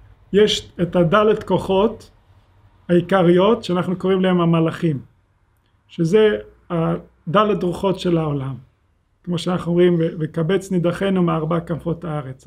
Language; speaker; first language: Hebrew; non-native, fluent; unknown